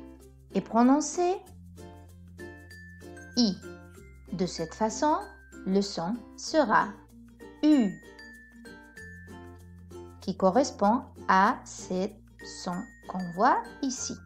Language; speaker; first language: French; non-native, fluent; Spanish